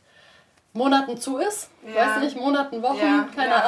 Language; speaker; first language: German; native; German